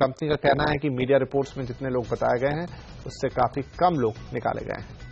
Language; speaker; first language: Hindi; native; Hindi